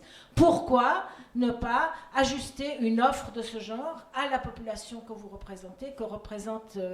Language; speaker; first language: French; native; French